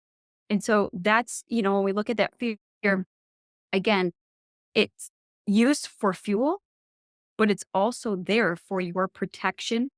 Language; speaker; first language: English; native; English